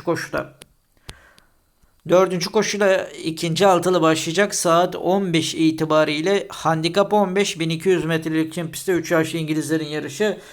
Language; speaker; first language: Turkish; native; Turkish